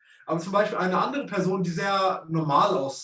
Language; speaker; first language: German; native; German